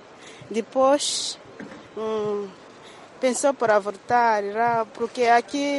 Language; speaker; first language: Portuguese; non-native, learner; Kinyarwanda